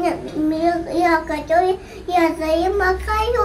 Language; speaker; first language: Russian; early bilingual, heritage; Russian